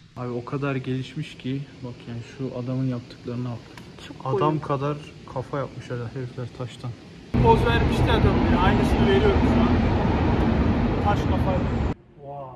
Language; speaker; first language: Turkish; native; Turkish